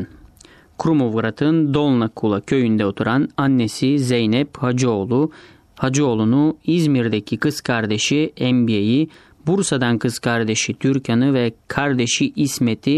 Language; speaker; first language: Turkish; native; Turkish